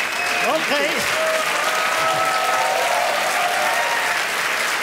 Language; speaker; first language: German; native; German